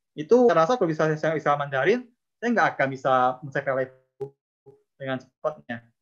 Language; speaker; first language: Indonesian; non-native, local second language; Chinese